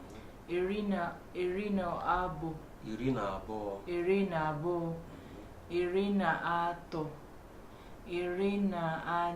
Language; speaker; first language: Igbo; non-native, learner; Filipino